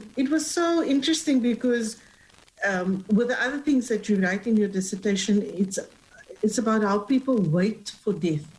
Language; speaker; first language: English; non-native, local second language; Afrikaans